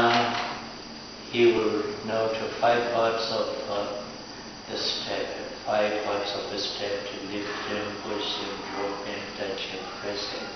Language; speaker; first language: English; non-native, fluent; Burmese